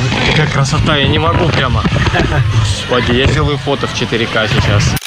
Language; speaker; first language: Russian; native; Russian